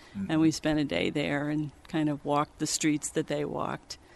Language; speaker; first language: English; early bilingual, other home language; Swedish